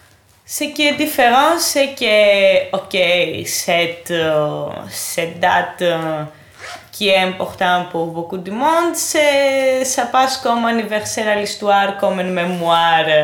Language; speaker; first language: French; non-native, fluent; Greek